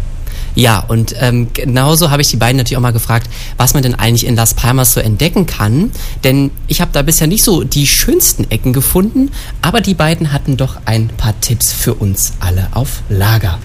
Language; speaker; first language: German; native; German